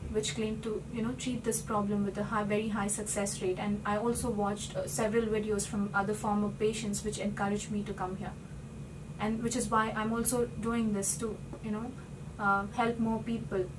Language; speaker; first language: English; non-native, local second language; Hindi